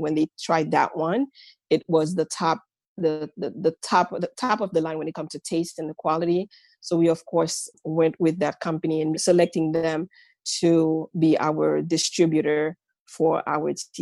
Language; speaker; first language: English; non-native, fluent; Haitian Creole